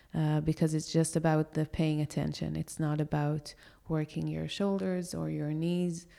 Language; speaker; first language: English; non-native, fluent; Hebrew